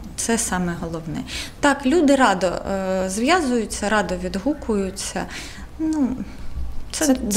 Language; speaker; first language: Ukrainian; non-native, local second language; Russian